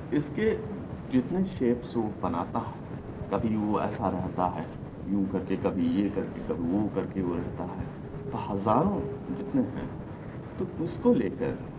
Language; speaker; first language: Hindi; non-native, local second language; Manipuri